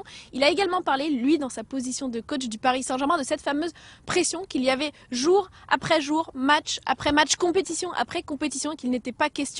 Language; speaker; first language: French; native; French